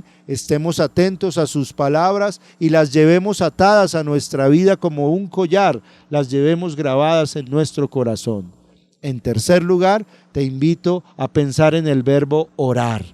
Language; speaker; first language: Spanish; native; Spanish